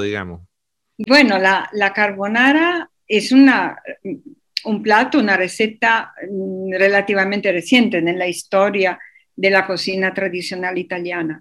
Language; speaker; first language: Spanish; non-native, fluent; Italian